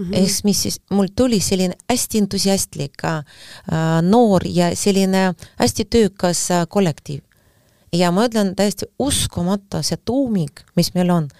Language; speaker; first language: Estonian; non-native, fluent; Russian